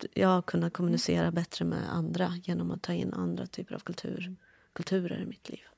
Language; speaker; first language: Swedish; early bilingual, other home language; Kurdish